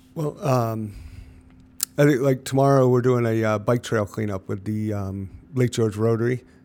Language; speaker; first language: English; native; English